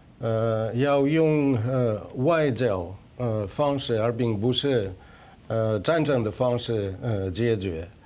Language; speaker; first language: Chinese; non-native, fluent; Russian